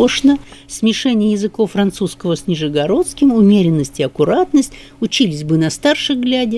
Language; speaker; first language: Russian; native; Russian